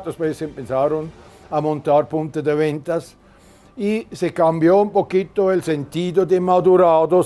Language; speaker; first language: Spanish; non-native, fluent; German